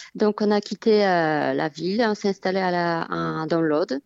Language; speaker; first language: French; non-native, fluent; Polish